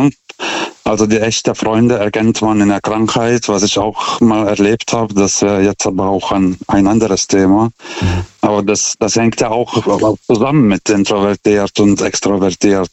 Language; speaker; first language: German; non-native, fluent; Lithuanian